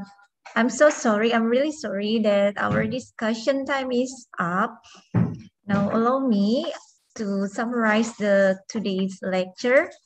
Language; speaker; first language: English; non-native, fluent; Indonesian